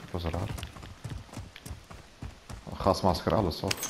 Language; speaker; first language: Dutch; early bilingual, other home language; Turkish